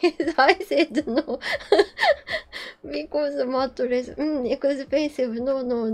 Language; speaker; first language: English; non-native, learner; Japanese